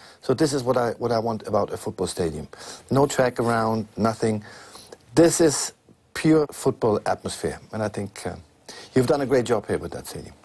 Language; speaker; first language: English; non-native, fluent; German